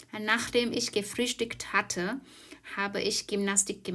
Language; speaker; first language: German; non-native, fluent; Vietnamese